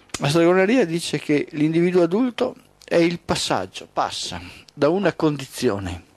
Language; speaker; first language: Italian; native; Italian